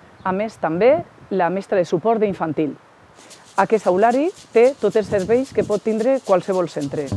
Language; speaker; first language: Catalan; native; Catalan